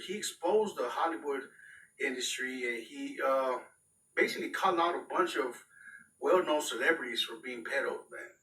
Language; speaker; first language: English; native; English